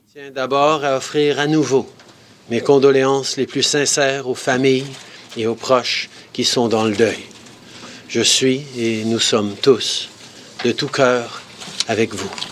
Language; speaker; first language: French; native; French